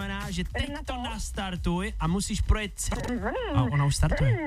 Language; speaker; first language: Czech; native; Czech